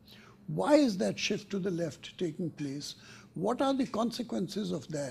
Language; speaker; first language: English; native; English